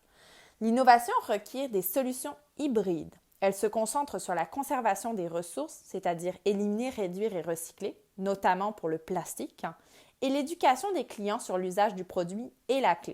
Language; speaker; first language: French; native; French